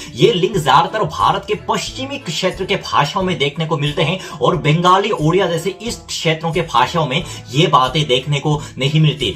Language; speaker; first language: Hindi; non-native, fluent; Korean